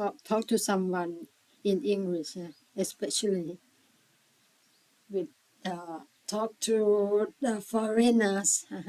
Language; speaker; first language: English; non-native, learner; Thai